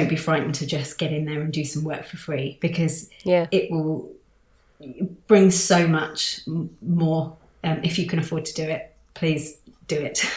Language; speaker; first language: English; native; English